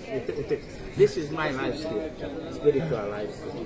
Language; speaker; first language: English; non-native, learner; Hungarian